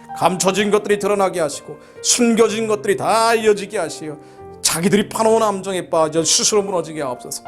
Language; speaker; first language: Korean; native; Korean